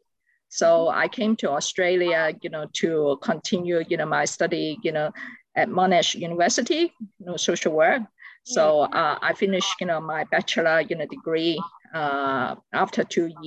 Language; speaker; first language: English; non-native, local second language; Cantonese